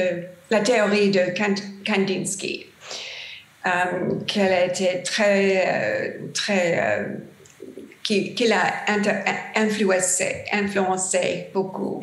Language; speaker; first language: French; non-native, learner; English